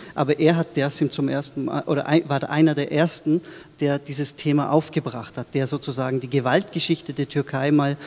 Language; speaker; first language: German; early bilingual, other home language; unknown